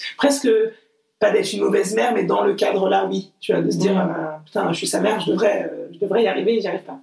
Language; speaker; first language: French; early bilingual, other home language; Portuguese